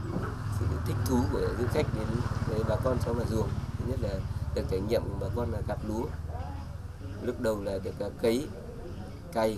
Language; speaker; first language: Vietnamese; non-native, local second language; Tày